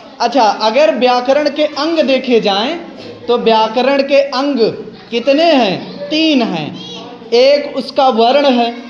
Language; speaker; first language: Hindi; native; Hindi